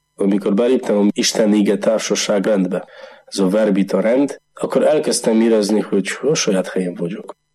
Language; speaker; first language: Hungarian; non-native, learner; Polish